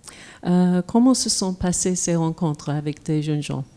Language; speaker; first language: French; non-native, fluent; English